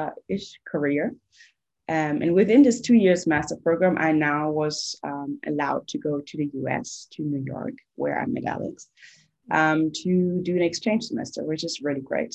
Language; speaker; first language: English; non-native, fluent; German